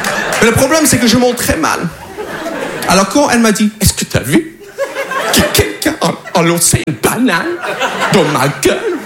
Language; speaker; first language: French; non-native, fluent; English